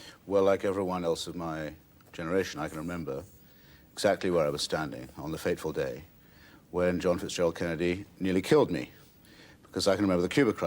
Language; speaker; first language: English; native; English